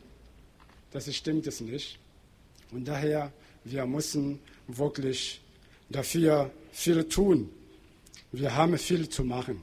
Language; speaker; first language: German; non-native, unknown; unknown